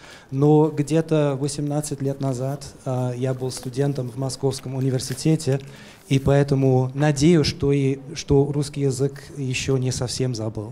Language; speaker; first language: Russian; non-native, fluent; German